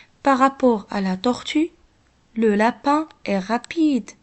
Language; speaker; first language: French; non-native, local second language; Arabic